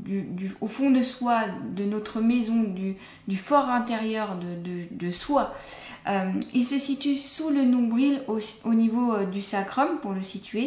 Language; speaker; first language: French; native; French